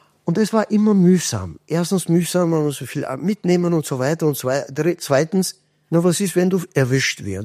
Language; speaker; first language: German; non-native, fluent; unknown